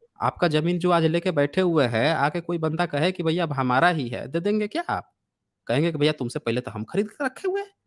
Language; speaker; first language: Hindi; native; Hindi